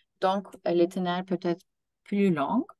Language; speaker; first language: French; non-native, learner; Turkish